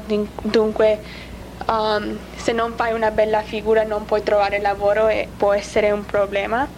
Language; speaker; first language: Italian; non-native, learner; English